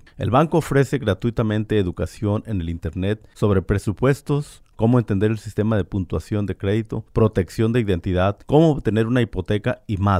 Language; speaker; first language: Spanish; native; Spanish